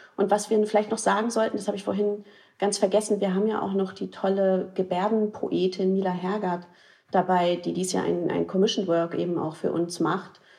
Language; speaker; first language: German; native; German